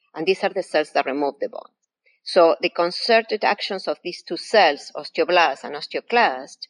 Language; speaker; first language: English; non-native, fluent; Spanish